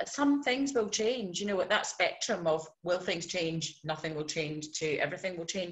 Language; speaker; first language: English; native; English